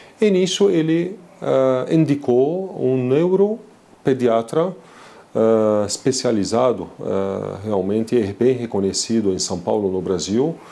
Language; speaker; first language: Portuguese; non-native, fluent; Arabic